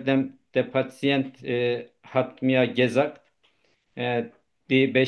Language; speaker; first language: German; non-native, learner; Turkish